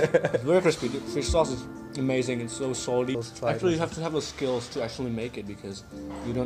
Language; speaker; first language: English; non-native, fluent; Vietnamese